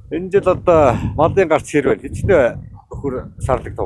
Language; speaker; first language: Mongolian; native; Mongolian